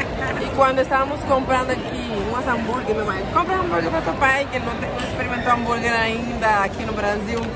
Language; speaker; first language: Portuguese; non-native, fluent; Spanish